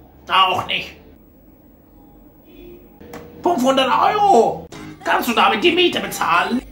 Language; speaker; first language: German; non-native, fluent; Arabic